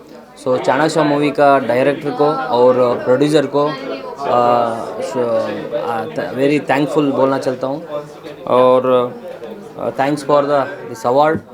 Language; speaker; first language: Hindi; non-native, local second language; Kannada